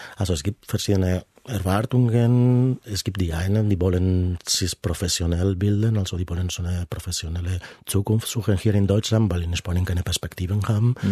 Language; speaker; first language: German; non-native, fluent; Spanish